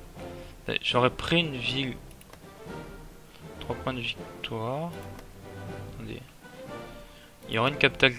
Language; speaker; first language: French; native; French